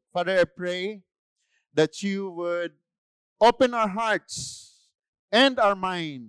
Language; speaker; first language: English; non-native, local second language; Filipino